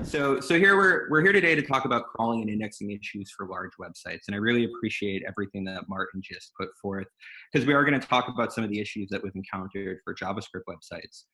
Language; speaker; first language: English; native; English